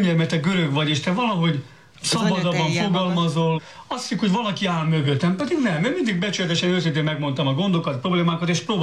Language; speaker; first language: Hungarian; non-native, local second language; Greek